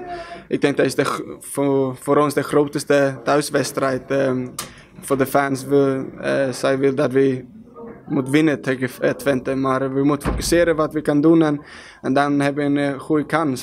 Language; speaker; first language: Dutch; non-native, learner; Swedish